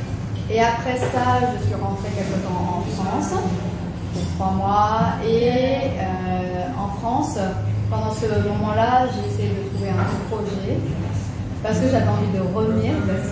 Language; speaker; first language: French; early bilingual, other home language; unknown